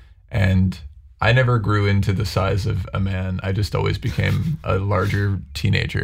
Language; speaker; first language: English; native; English